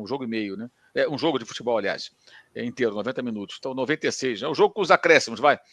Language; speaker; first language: Portuguese; native; Portuguese